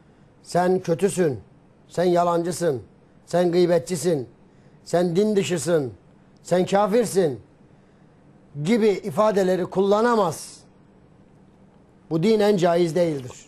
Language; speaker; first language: Turkish; native; Turkish